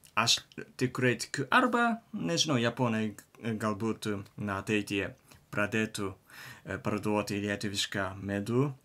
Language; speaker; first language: Lithuanian; non-native, learner; Japanese